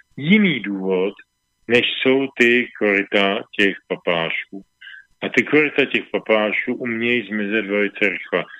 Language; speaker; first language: Czech; native; Czech